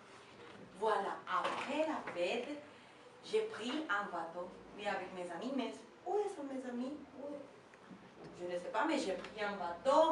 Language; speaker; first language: French; non-native, learner; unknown